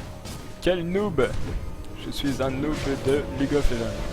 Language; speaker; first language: French; native; French